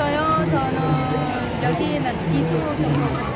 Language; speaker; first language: Korean; non-native, learner; Vietnamese